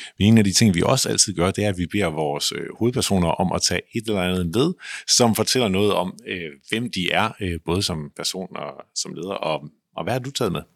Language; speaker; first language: Danish; native; Danish